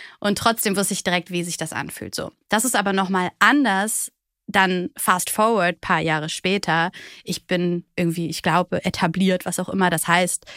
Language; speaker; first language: German; early bilingual, other home language; Bulgarian